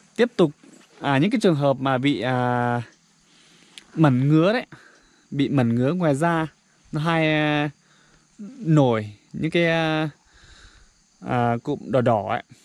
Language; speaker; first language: Vietnamese; non-native, local second language; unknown